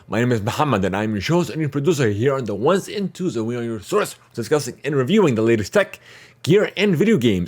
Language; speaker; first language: English; early bilingual, heritage; Arabic